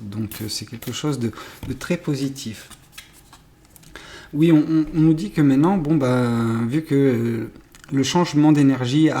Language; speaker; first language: French; native; French